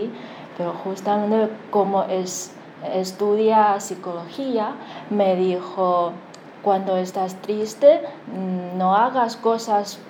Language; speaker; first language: Spanish; non-native, fluent; Chinese